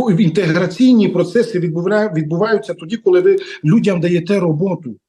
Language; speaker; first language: Ukrainian; non-native, local second language; Romany